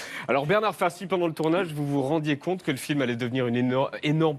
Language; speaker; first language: French; native; French